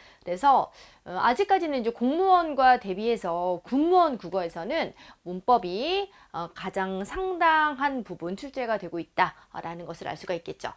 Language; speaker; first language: Korean; native; Korean